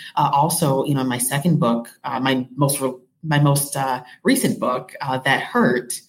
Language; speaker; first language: English; native; English